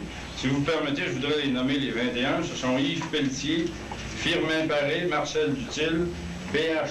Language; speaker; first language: French; native; French